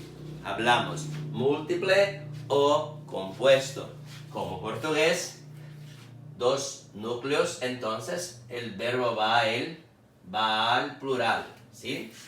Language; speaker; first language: Spanish; non-native, fluent; Portuguese